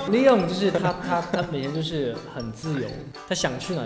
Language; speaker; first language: Chinese; native; Chinese